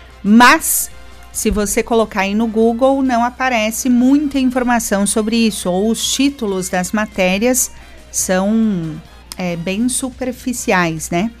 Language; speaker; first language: Portuguese; native; Portuguese